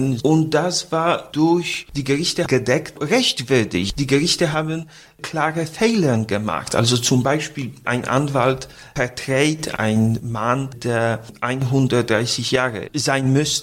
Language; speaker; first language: German; non-native, fluent; Polish